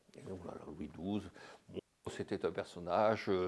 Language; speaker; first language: French; native; French